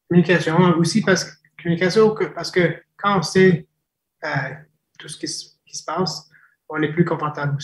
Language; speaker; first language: French; non-native, fluent; English